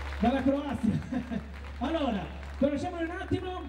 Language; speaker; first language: Italian; native; Italian